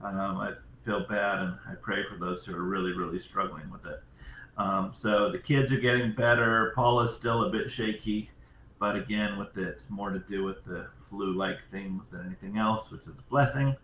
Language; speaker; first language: English; native; English